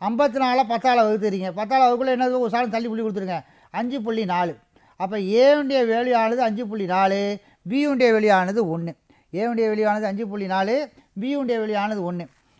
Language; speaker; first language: Tamil; native; Tamil